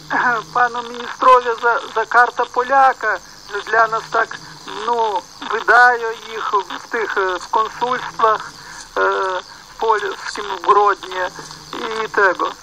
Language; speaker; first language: Polish; early bilingual, heritage; Polish